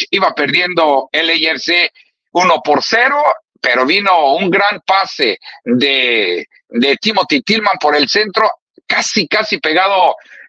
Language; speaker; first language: Spanish; native; Spanish